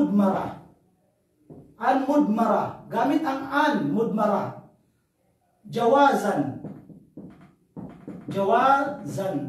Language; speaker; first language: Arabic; non-native, fluent; Filipino